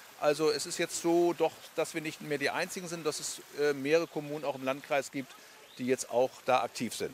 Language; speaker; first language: German; native; German